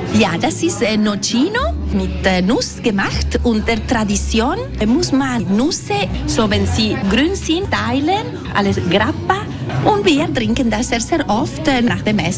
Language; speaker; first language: German; non-native, local second language; Italian